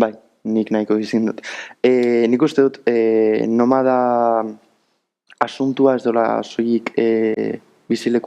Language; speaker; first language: Basque; native; Basque